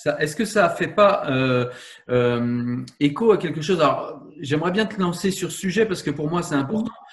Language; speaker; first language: French; native; French